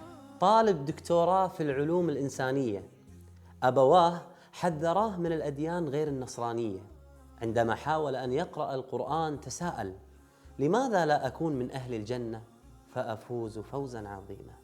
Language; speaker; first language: Arabic; native; Arabic